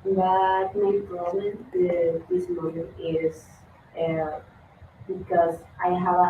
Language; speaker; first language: English; non-native, learner; Spanish